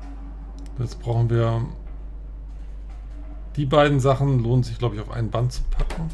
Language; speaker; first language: German; native; German